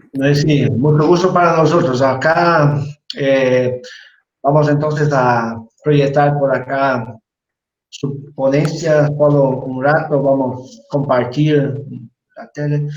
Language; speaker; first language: Spanish; non-native, fluent; Portuguese